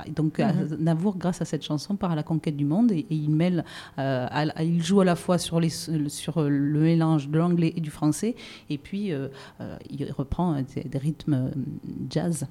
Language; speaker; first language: French; native; French